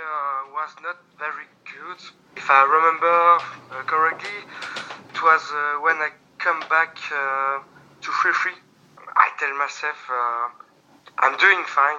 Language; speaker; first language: English; non-native, learner; French